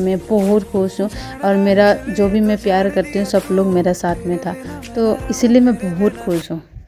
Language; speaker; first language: Hindi; non-native, local second language; Assamese